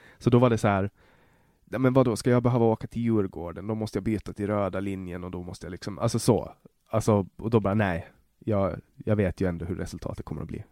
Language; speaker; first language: Swedish; native; Swedish